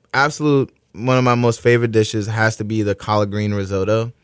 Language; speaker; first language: English; native; English